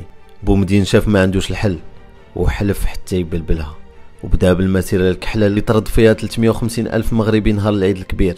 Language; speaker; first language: Arabic; native; Arabic